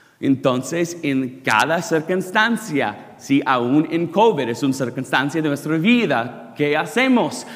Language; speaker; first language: Spanish; non-native, learner; English